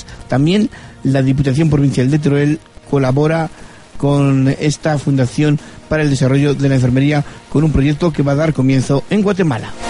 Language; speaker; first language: Spanish; native; Spanish